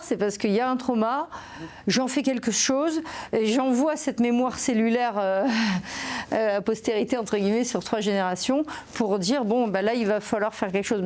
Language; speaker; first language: French; native; French